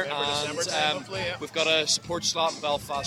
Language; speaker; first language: English; native; English